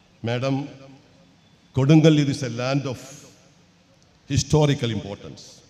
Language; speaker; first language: English; non-native, local second language; Malayalam